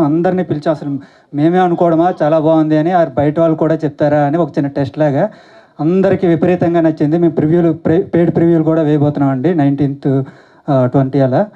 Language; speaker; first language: Telugu; native; Telugu